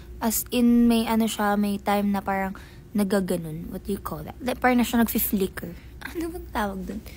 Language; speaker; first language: Filipino; native; Filipino